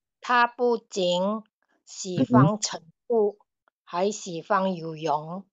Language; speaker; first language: Chinese; non-native, learner; Indonesian